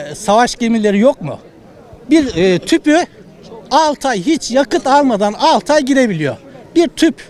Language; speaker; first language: Turkish; native; Turkish